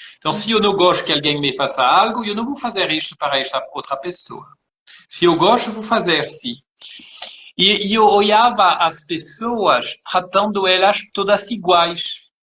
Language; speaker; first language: Portuguese; early bilingual, heritage; French